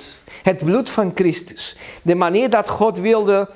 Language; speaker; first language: Dutch; non-native, learner; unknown